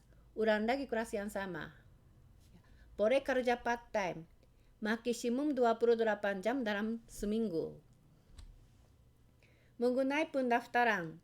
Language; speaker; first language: Indonesian; non-native, fluent; Japanese